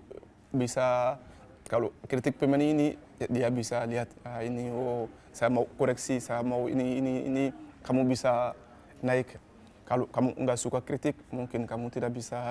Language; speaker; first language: Indonesian; non-native, learner; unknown